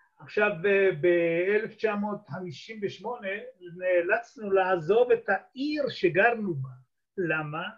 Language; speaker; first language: Hebrew; early bilingual, other home language; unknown